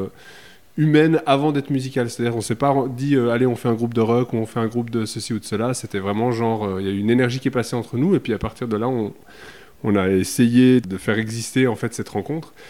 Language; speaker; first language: French; native; French